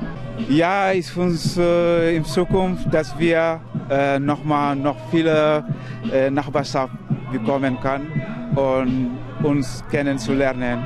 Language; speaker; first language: German; non-native, learner; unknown